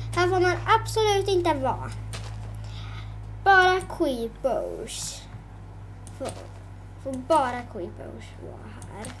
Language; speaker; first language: Swedish; native; Swedish